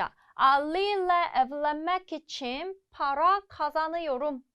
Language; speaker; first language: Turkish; non-native, fluent; Korean